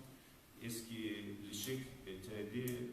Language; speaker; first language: French; non-native, fluent; Romanian